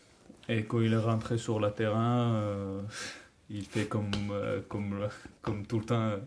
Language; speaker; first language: French; non-native, learner; Georgian